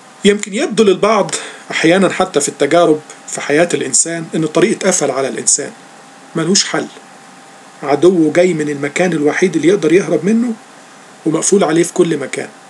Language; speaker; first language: Arabic; native; Arabic